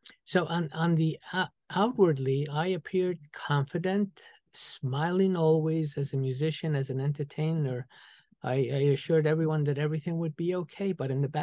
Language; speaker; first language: English; early bilingual, other home language; Spanish